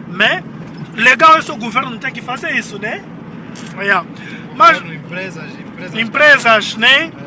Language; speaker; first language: Portuguese; non-native, learner; Lingala